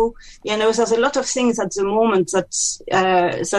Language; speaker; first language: English; non-native, fluent; French